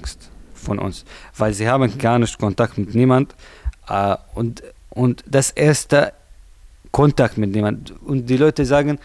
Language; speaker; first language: German; non-native, learner; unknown